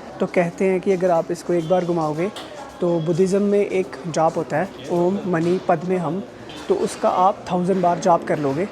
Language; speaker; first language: Hindi; native; Hindi